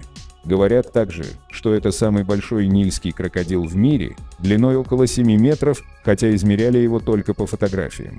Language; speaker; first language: Russian; native; Russian